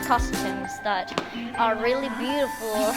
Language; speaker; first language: English; non-native, fluent; Indonesian